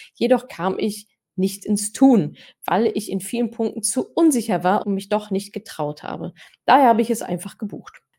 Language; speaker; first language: German; non-native, fluent; English